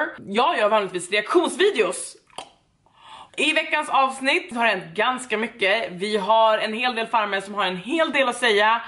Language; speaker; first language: Swedish; native; Swedish